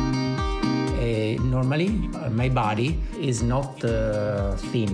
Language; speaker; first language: English; non-native, learner; Italian